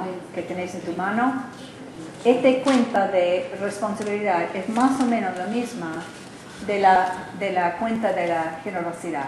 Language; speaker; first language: Spanish; non-native, learner; English